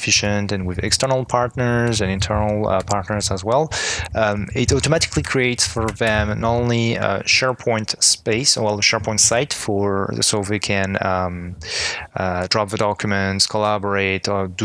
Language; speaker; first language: English; non-native, fluent; French